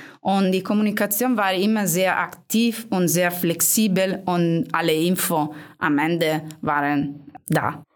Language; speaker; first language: German; non-native, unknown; Italian